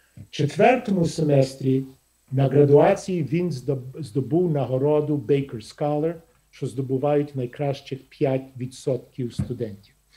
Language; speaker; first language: Ukrainian; early bilingual, heritage; Ukrainian